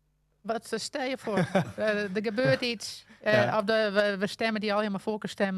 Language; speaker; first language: Dutch; non-native, local second language; Western Frisian